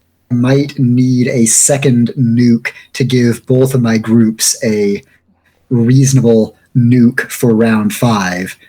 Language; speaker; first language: English; native; English